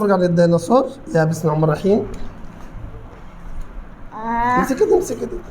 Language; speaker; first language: Arabic; native; Arabic